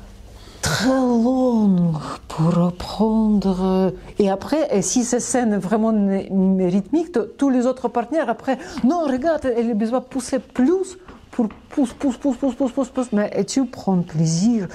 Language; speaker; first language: French; non-native, learner; Russian